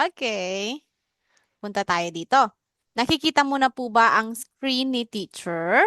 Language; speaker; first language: Filipino; native; Filipino